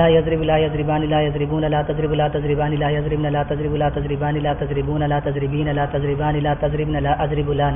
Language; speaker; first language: Arabic; non-native, learner; Urdu